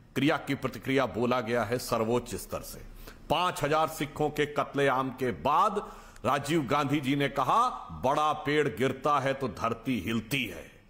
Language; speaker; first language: Hindi; native; Hindi